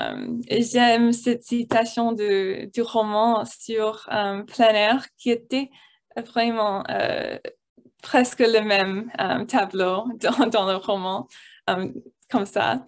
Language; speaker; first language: French; non-native, learner; English